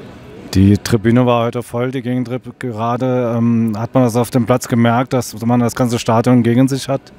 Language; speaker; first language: German; native; German